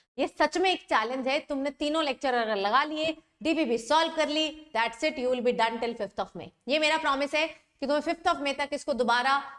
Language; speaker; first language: Hindi; native; Hindi